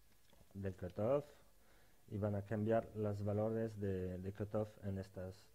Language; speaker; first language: Spanish; non-native, fluent; French